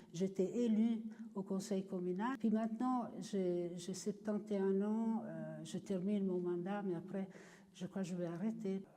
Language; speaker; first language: French; non-native, fluent; Italian